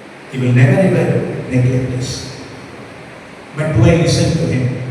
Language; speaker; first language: English; non-native, local second language; Tamil